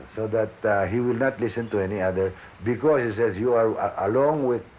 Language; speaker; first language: English; non-native, local second language; Filipino